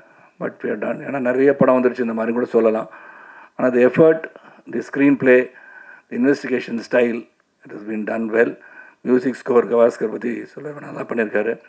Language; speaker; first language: Tamil; native; Tamil